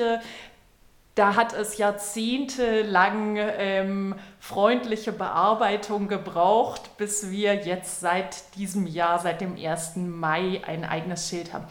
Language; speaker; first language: German; native; German